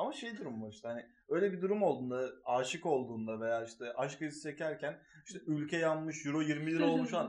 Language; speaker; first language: Turkish; native; Turkish